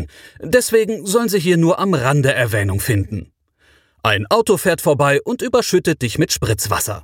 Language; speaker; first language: German; native; German